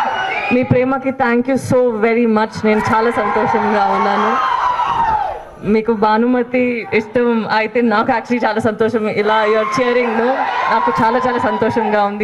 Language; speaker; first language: Telugu; non-native, learner; Tamil